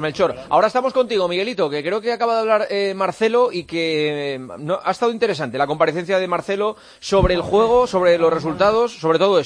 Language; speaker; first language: Spanish; native; Spanish